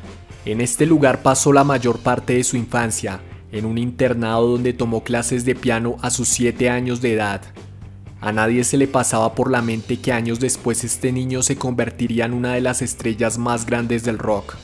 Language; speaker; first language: Spanish; native; Spanish